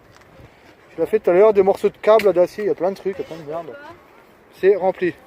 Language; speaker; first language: French; native; French